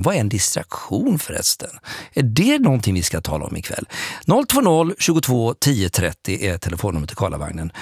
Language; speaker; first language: Swedish; native; Swedish